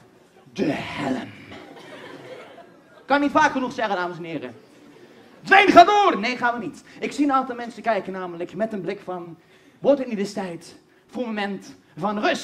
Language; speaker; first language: Dutch; native; Dutch